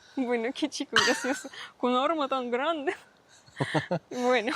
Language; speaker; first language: Spanish; non-native, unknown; Russian